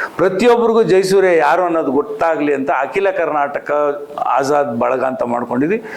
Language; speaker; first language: Kannada; native; Kannada